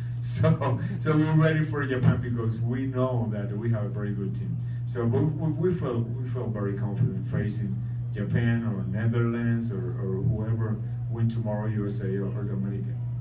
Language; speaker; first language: English; non-native, local second language; Spanish